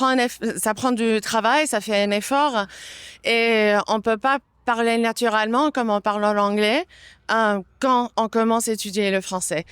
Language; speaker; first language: French; non-native, fluent; English